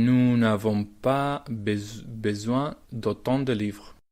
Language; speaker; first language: French; non-native, learner; Spanish